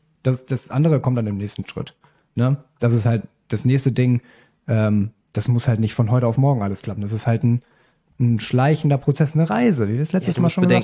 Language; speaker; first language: German; native; German